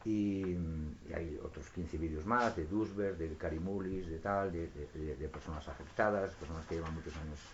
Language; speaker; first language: Spanish; non-native, local second language; Galician